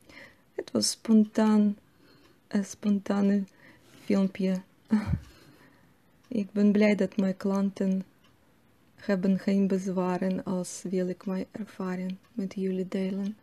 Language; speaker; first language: Dutch; non-native, fluent; Russian